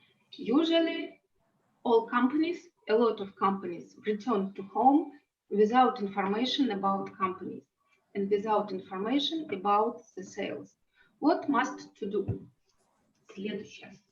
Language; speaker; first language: English; non-native, learner; Russian